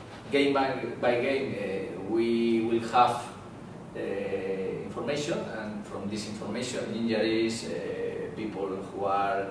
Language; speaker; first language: English; non-native, learner; Spanish